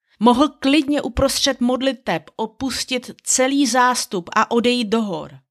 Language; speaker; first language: Czech; native; Czech